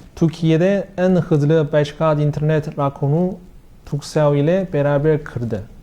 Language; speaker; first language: Turkish; non-native, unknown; Chinese